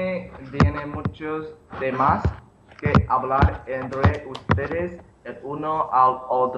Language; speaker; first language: Spanish; non-native, learner; English